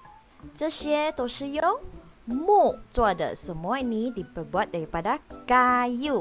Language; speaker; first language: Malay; non-native, local second language; Chinese